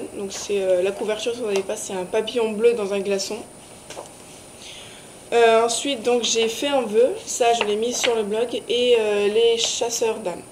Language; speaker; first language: French; native; French